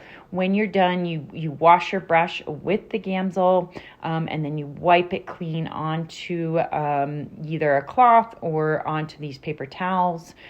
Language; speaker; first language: English; native; English